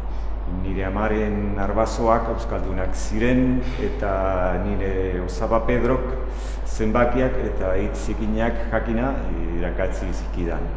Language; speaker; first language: Basque; non-native, learner; Spanish